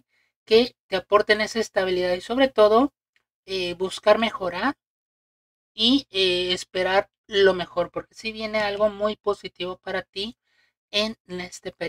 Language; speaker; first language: Spanish; native; Spanish